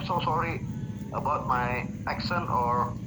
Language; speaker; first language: English; non-native, learner; Indonesian